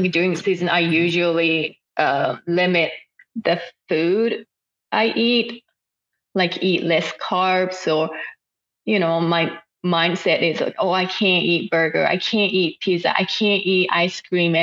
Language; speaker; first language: English; non-native, fluent; Japanese